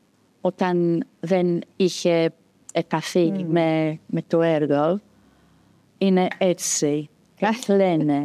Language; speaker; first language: Greek; non-native, fluent; English